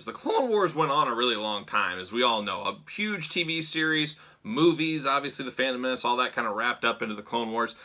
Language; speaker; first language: English; native; English